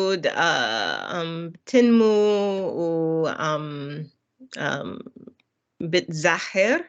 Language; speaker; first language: Arabic; non-native, learner; English